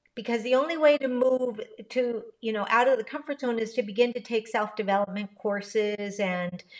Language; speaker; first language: English; early bilingual, other home language; Spanish